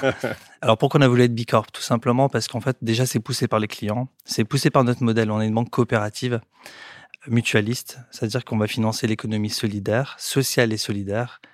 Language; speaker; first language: French; native; French